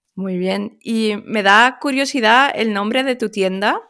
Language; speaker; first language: Spanish; early bilingual, other home language; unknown